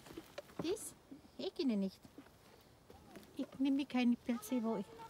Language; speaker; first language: German; non-native, learner; Filipino